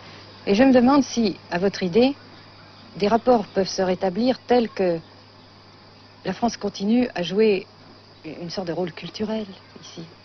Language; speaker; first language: French; native; French